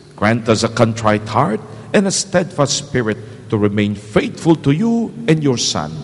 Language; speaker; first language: English; non-native, local second language; Filipino